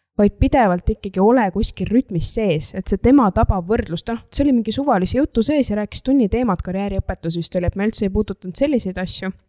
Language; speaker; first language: Estonian; native; Estonian